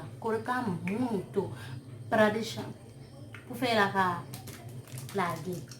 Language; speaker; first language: Portuguese; non-native, learner; Haitian Creole